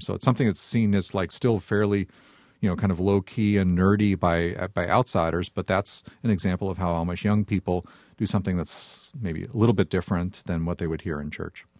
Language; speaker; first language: English; native; English